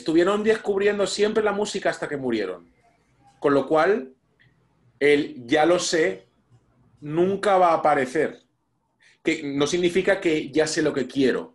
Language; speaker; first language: Spanish; native; Spanish